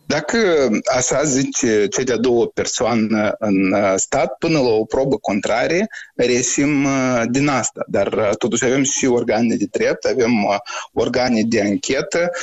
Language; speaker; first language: Romanian; native; Romanian